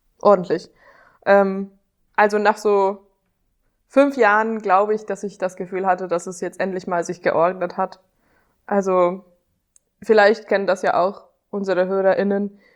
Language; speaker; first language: German; non-native, fluent; Hungarian